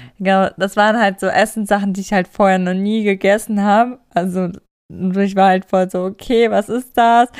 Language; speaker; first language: German; native; German